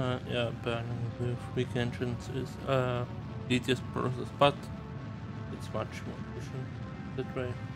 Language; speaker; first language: English; non-native, learner; German